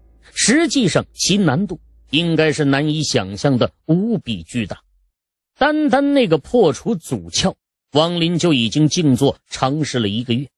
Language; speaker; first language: Chinese; native; Chinese